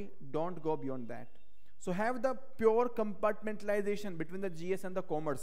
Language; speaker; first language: English; non-native, local second language; Hindi